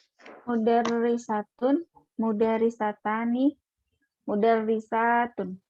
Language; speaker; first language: Arabic; non-native, learner; Indonesian